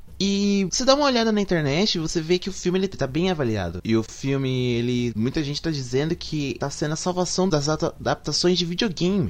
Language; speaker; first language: Portuguese; native; Portuguese